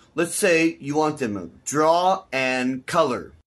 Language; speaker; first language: English; native; English